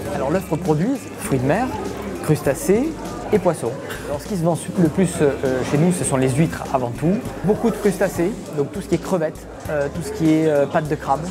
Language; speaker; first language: French; native; French